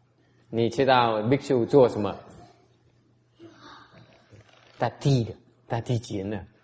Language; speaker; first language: Chinese; non-native, fluent; Vietnamese